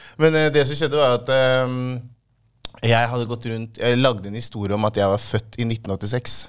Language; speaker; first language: Norwegian; early bilingual, other home language; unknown